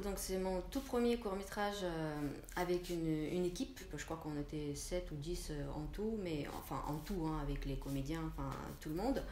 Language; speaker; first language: French; non-native, fluent; Russian